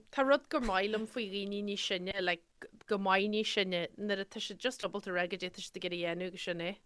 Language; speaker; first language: Irish; native; Irish